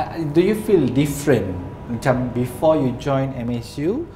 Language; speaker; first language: English; non-native, local second language; Malay